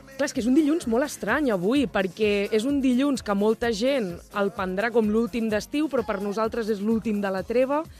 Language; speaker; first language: Catalan; native; Catalan